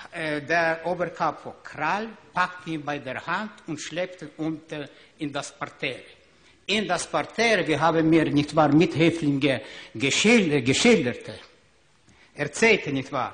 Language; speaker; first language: German; non-native, learner; Ukrainian